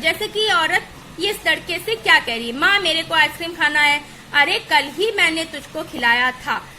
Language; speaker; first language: Hindi; native; Hindi